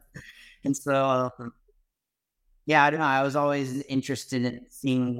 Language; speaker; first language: English; native; English